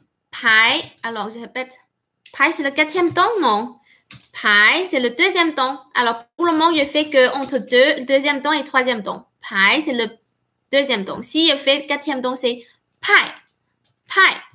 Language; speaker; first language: French; non-native, fluent; Chinese